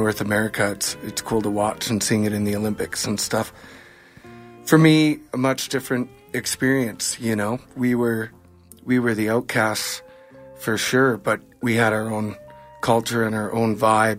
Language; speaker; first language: English; native; English